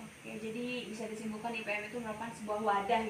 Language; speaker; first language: Indonesian; native; Indonesian